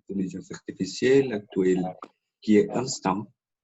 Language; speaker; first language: French; non-native, learner; Spanish